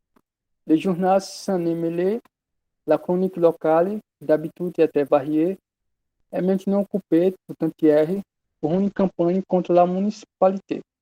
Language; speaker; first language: French; non-native, learner; Portuguese